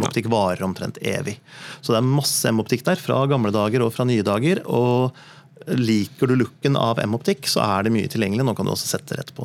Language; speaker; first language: Norwegian; native; Norwegian